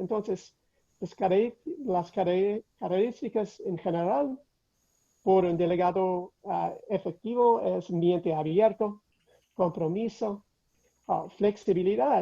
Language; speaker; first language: Spanish; non-native, fluent; English